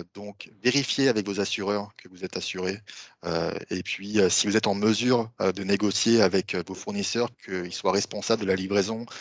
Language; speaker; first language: French; native; French